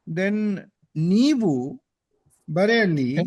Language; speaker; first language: Kannada; non-native, learner; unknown